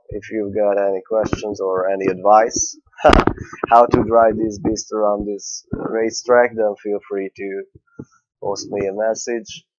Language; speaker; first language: English; non-native, fluent; Hungarian